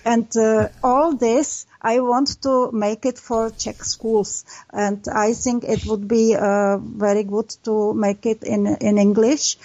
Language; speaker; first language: English; non-native, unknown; Czech